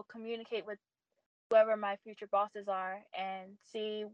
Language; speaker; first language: English; native; English